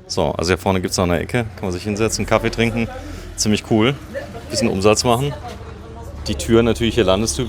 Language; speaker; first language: German; native; German